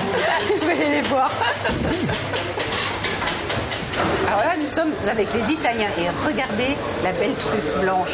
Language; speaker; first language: French; native; French